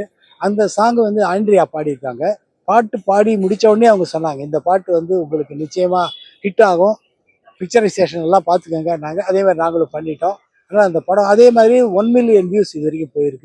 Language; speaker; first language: Tamil; native; Tamil